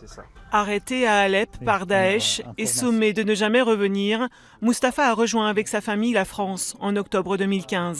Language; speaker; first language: French; native; French